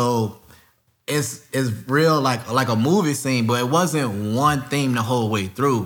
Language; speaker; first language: English; native; English